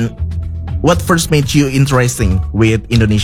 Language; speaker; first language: English; non-native, fluent; Indonesian